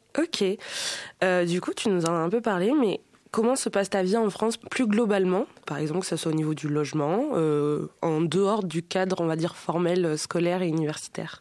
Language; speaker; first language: French; native; French